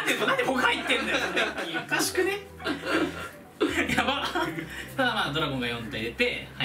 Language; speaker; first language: Japanese; native; Japanese